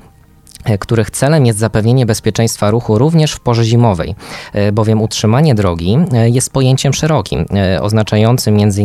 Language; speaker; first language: Polish; native; Polish